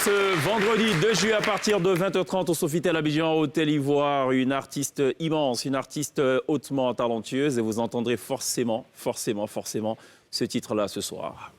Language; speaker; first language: French; native; French